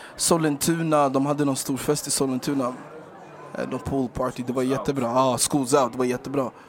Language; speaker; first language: Swedish; native; Swedish